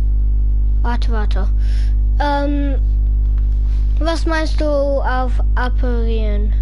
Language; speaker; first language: German; non-native, learner; English